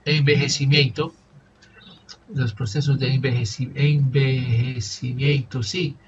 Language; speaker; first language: Spanish; non-native, fluent; Portuguese